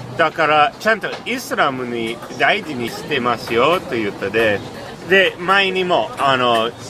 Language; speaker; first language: Japanese; non-native, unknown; English